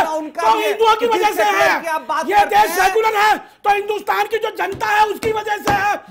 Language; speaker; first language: Hindi; native; Hindi